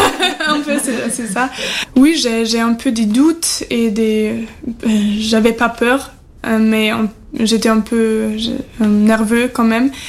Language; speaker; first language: French; non-native, fluent; German